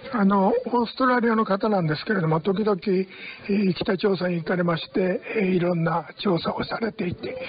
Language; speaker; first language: Japanese; native; Japanese